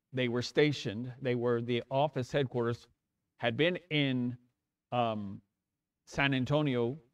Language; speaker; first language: English; native; English